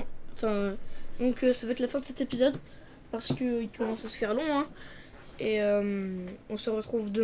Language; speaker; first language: French; native; French